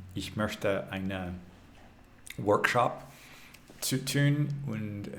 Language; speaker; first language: German; non-native, learner; English